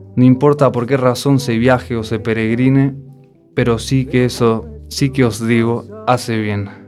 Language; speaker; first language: Spanish; native; Spanish